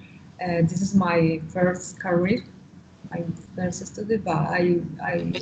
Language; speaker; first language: English; non-native, learner; Spanish